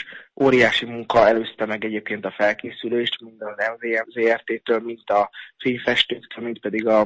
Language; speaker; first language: Hungarian; native; Hungarian